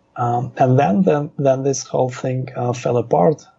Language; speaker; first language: English; non-native, fluent; Russian